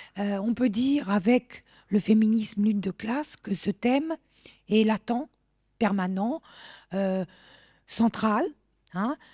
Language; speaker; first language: French; native; French